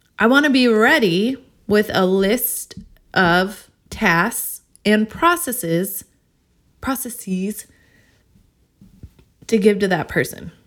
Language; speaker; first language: English; native; English